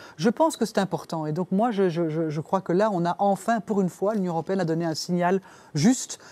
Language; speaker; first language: French; native; French